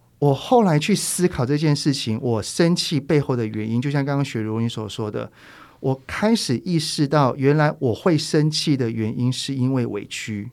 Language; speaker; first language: Chinese; native; Chinese